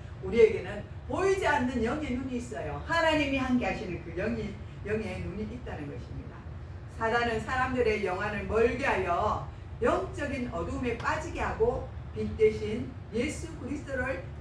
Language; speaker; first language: Korean; native; Korean